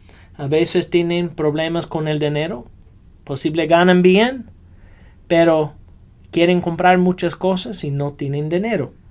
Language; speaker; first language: Spanish; non-native, fluent; English